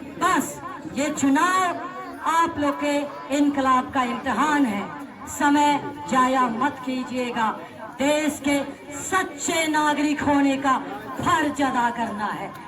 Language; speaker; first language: Hindi; native; Hindi